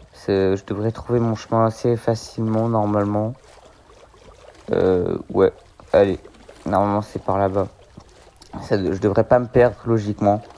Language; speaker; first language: French; native; French